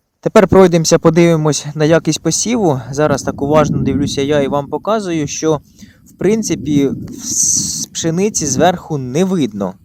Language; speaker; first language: Ukrainian; native; Ukrainian